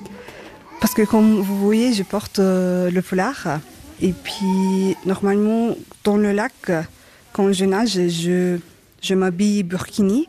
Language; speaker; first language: French; non-native, fluent; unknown